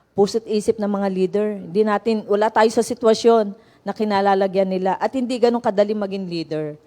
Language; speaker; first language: Filipino; native; Filipino